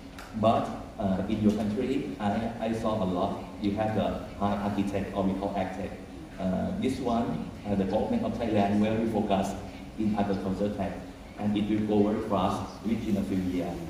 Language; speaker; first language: English; non-native, fluent; Thai